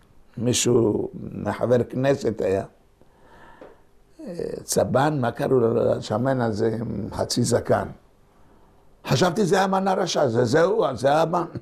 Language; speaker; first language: Hebrew; non-native, local second language; Ladino